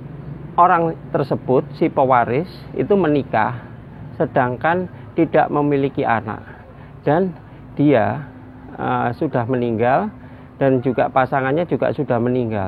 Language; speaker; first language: Indonesian; native; Indonesian